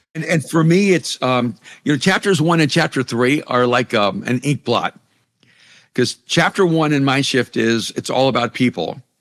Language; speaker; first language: English; non-native, fluent; Spanish